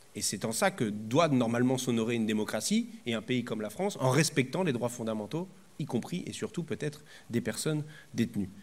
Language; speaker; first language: French; native; French